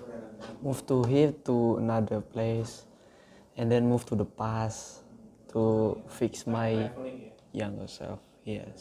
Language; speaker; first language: English; non-native, learner; Indonesian